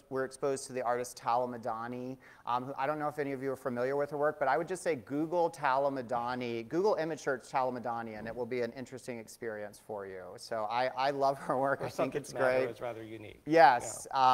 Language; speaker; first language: English; native; English